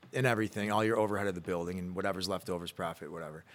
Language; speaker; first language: English; native; English